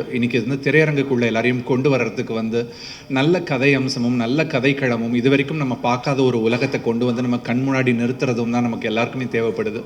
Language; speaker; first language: Tamil; native; Tamil